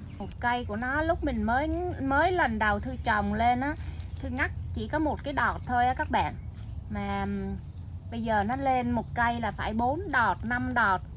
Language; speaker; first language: Vietnamese; native; Vietnamese